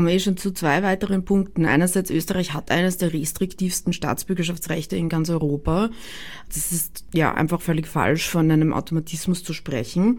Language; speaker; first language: German; native; German